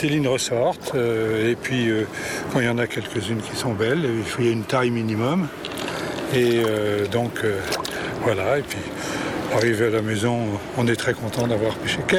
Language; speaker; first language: French; native; French